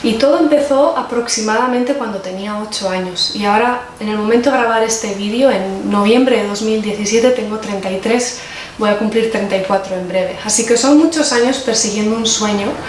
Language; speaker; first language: Spanish; native; Spanish